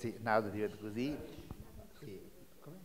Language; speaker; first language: Italian; non-native, learner; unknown